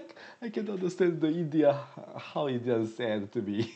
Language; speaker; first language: English; non-native, learner; Korean